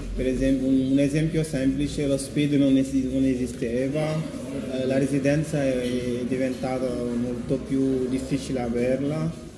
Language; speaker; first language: Italian; non-native, fluent; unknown